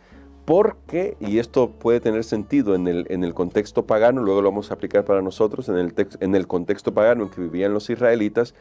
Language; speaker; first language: Spanish; native; Spanish